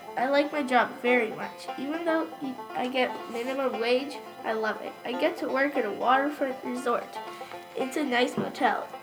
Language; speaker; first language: English; non-native, fluent; Turkish